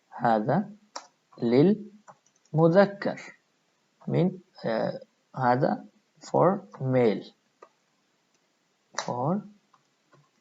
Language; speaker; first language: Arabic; non-native, fluent; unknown